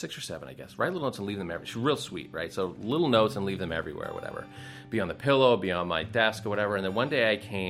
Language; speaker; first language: English; native; English